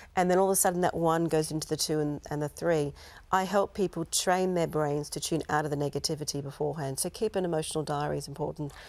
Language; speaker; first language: English; native; English